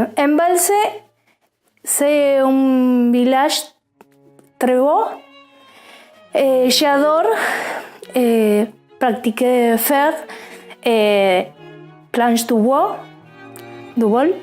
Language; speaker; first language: French; non-native, learner; Spanish